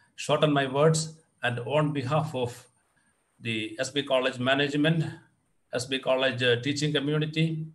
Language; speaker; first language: English; non-native, local second language; Malayalam